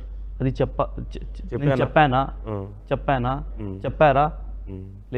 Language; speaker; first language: Telugu; non-native, local second language; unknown